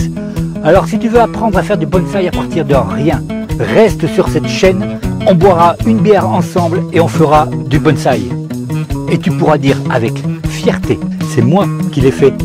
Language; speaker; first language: French; native; French